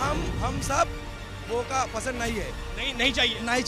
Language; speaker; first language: Hindi; non-native, learner; Sinhala